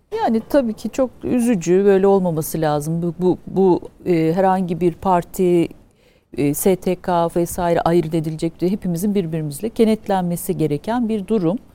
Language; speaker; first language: Turkish; native; Turkish